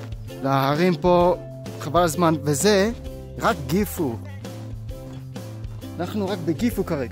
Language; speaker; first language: Hebrew; non-native, fluent; Japanese